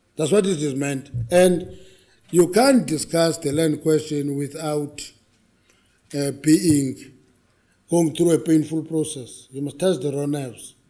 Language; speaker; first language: English; non-native, local second language; Xhosa